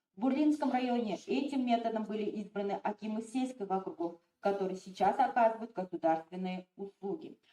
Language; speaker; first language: Russian; non-native, local second language; Kazakh